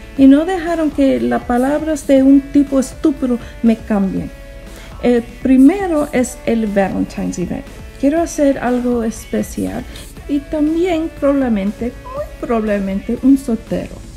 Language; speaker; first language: Spanish; non-native, learner; English